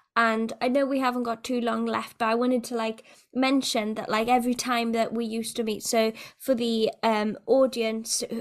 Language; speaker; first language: English; native; English